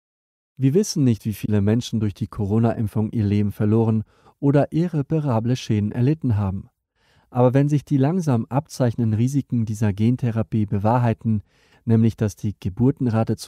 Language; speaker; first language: German; native; German